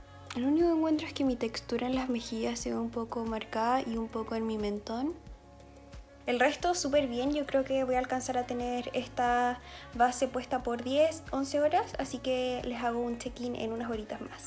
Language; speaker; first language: Spanish; native; Spanish